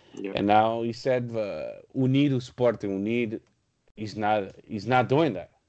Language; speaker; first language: English; non-native, fluent; Portuguese